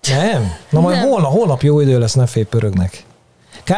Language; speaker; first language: Hungarian; native; Hungarian